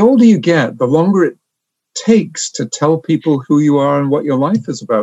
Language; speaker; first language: English; native; English